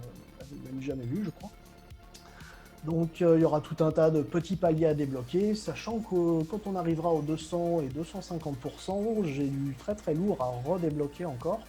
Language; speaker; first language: French; native; French